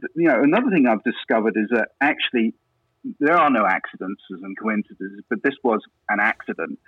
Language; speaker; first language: English; native; English